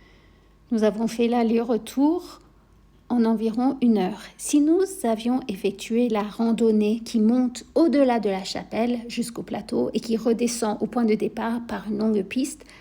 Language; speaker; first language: French; native; French